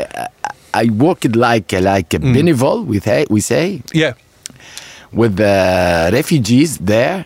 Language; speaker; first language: English; non-native, learner; Arabic